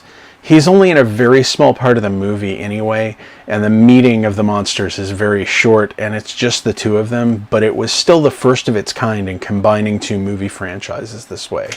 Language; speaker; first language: English; native; English